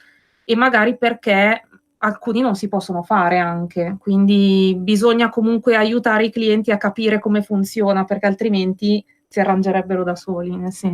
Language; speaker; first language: Italian; native; Italian